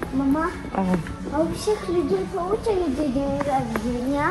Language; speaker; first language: Russian; early bilingual, heritage; German